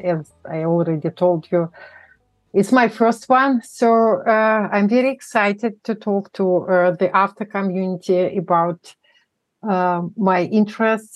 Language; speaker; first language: English; non-native, fluent; Russian